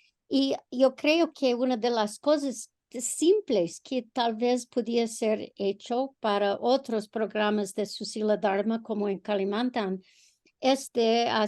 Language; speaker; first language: Spanish; non-native, fluent; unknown